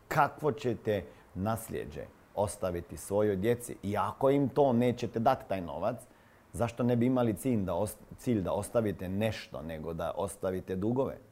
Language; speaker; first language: Croatian; non-native, fluent; Serbian